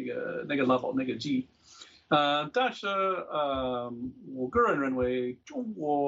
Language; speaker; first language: Chinese; non-native, fluent; English